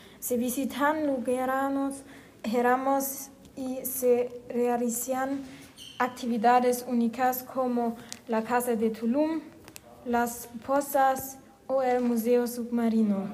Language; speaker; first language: Spanish; non-native, learner; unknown